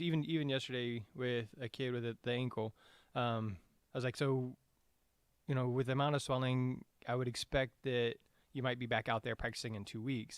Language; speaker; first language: English; native; English